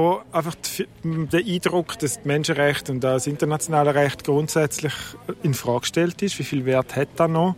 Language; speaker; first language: German; native; German